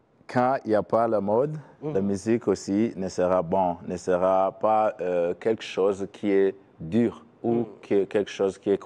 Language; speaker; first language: French; non-native, learner; Kinyarwanda